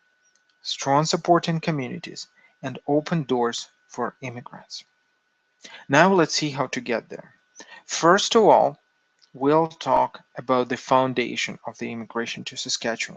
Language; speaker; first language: English; non-native, fluent; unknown